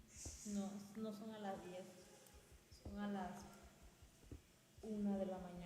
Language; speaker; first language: Spanish; native; Spanish